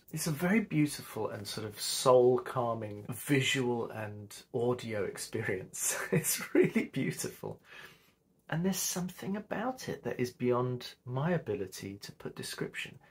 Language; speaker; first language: English; native; English